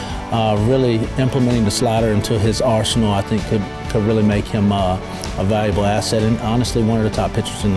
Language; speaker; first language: English; native; English